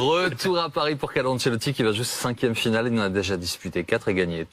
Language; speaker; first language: French; native; French